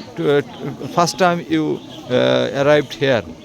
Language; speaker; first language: English; non-native, local second language; Bangla